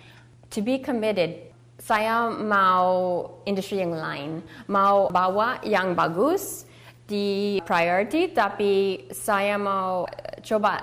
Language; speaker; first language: Indonesian; early bilingual, heritage; English